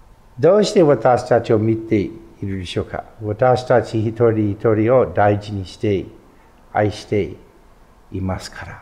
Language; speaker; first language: Japanese; non-native, fluent; English